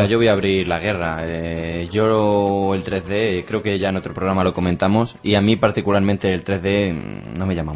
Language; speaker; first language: Spanish; native; Spanish